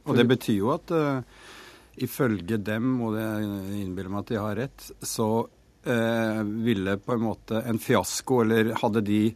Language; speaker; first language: Norwegian; native; Norwegian